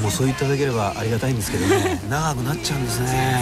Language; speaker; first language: Japanese; native; Japanese